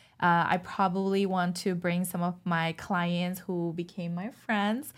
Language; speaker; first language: English; non-native, fluent; Chinese